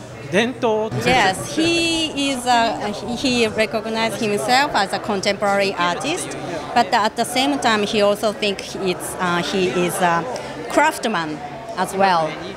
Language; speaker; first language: English; non-native, fluent; Japanese